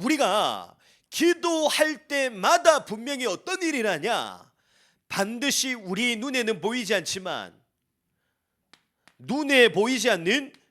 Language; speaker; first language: Korean; native; Korean